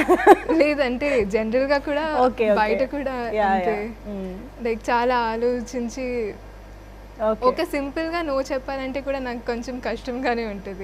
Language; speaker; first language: Telugu; non-native, fluent; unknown